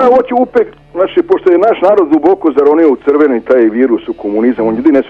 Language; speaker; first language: Serbian; native; Serbian